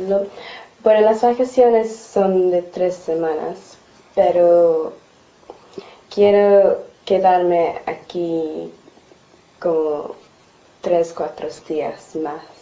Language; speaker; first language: Spanish; non-native, learner; English